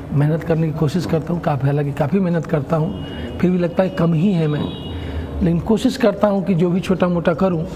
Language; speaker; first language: Hindi; non-native, local second language; Bhojpuri